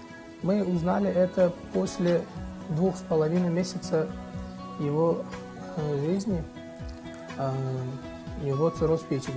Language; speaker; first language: Russian; non-native, fluent; Uzbek